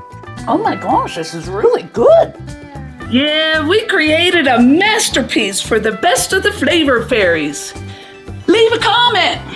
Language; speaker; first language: English; native; English